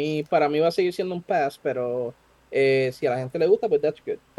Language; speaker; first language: Spanish; native; Spanish